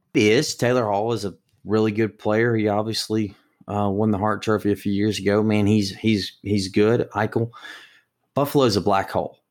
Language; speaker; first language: English; native; English